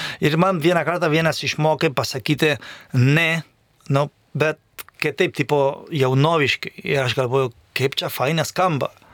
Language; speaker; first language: Lithuanian; non-native, fluent; Spanish